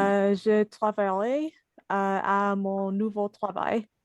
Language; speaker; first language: French; non-native, learner; English